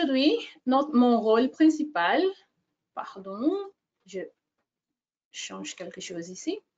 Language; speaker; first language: French; non-native, fluent; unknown